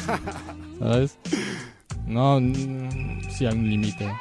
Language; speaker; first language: Spanish; non-native, fluent; French